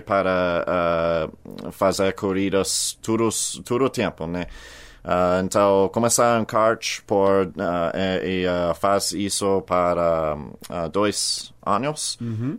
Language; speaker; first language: Portuguese; non-native, learner; English